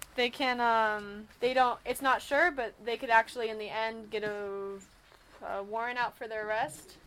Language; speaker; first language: English; native; English